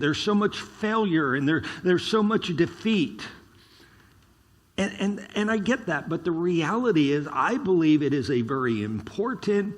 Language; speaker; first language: English; native; English